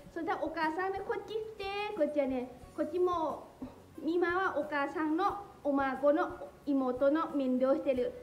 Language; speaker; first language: Japanese; non-native, learner; Lao